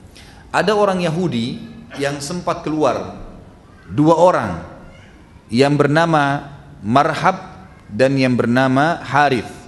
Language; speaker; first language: Indonesian; native; Indonesian